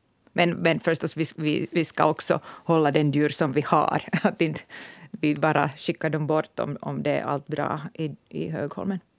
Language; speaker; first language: Swedish; non-native, local second language; Finnish